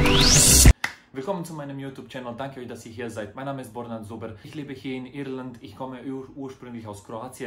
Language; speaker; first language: German; non-native, fluent; Croatian